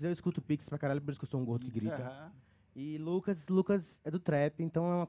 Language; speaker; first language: Portuguese; native; Portuguese